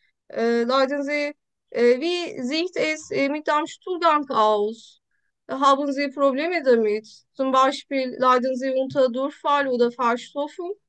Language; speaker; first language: German; non-native, learner; Turkish